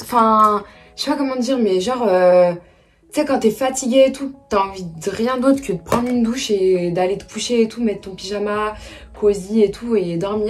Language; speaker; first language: French; native; French